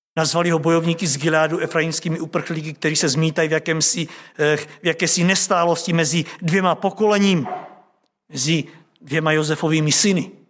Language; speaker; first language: Czech; native; Czech